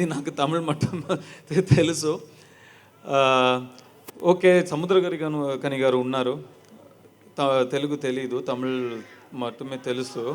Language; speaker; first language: Telugu; non-native, learner; Tamil